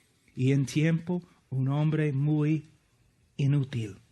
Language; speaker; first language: Spanish; non-native, fluent; English